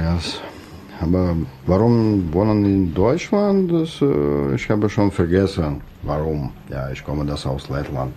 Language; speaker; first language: German; non-native, learner; Russian